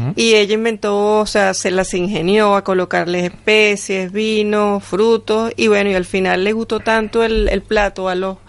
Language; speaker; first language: Spanish; native; Spanish